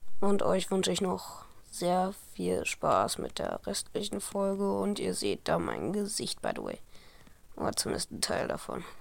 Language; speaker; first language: German; native; German